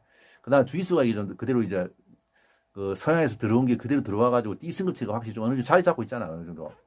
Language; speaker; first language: Korean; native; Korean